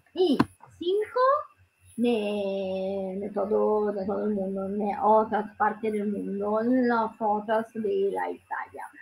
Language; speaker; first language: Spanish; non-native, learner; Italian